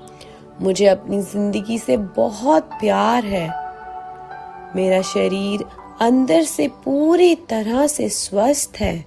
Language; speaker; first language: Hindi; native; Hindi